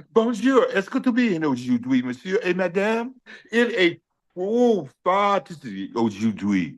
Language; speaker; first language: French; non-native, learner; English